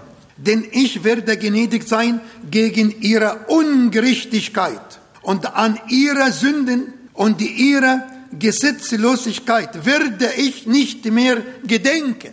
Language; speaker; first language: German; non-native, fluent; Arabic